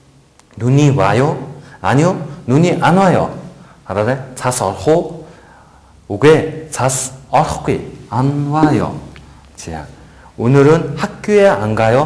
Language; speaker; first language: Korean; non-native, fluent; Mongolian